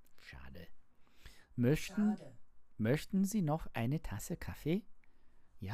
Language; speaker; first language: German; non-native, learner; English